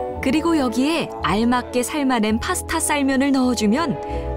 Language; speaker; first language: Korean; native; Korean